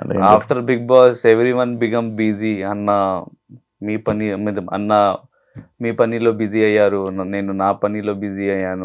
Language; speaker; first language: Telugu; non-native, learner; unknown